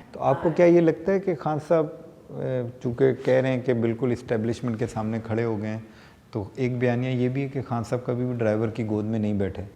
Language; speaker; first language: Urdu; native; Urdu